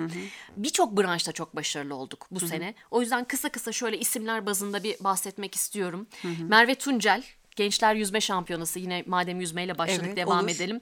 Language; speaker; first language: Turkish; native; Turkish